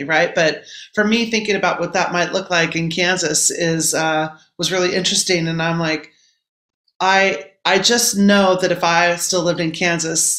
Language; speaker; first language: English; native; English